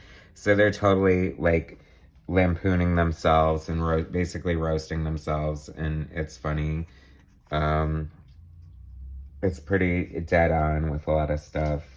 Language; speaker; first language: English; native; English